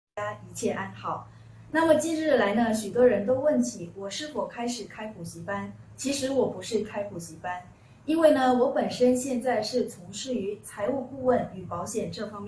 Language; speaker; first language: Chinese; native; Chinese